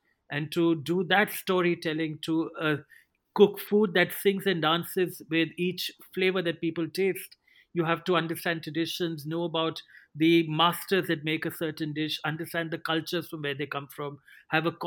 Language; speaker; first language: English; non-native, local second language; Hindi